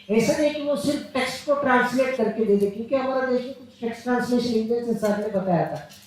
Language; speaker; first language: Hindi; non-native, local second language; Telugu